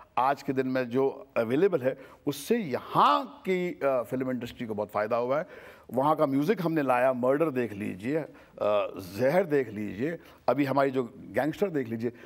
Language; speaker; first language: Hindi; native; Hindi